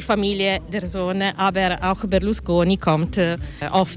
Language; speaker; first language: German; non-native, learner; Italian